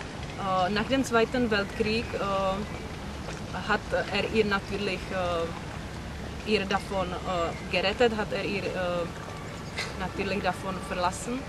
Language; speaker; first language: German; non-native, learner; Czech